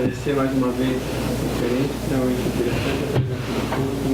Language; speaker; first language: Portuguese; native; Portuguese